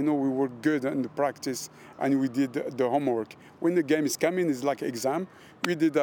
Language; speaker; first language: English; non-native, fluent; French